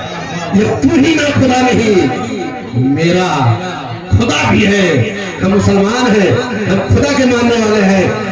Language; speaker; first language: Hindi; native; Hindi